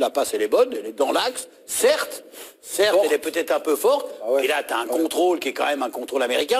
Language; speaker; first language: French; native; French